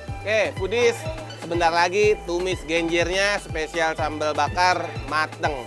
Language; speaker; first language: Indonesian; native; Indonesian